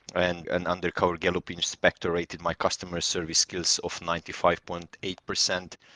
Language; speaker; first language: English; non-native, fluent; Hungarian